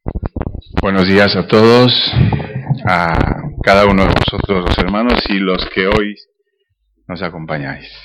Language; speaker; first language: Spanish; native; Spanish